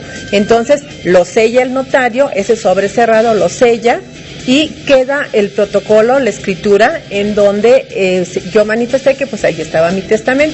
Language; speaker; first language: Spanish; native; Spanish